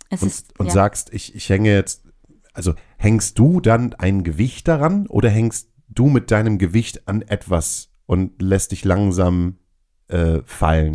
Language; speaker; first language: German; native; German